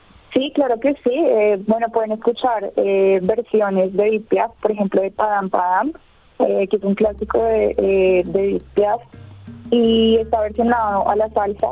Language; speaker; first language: Spanish; native; Spanish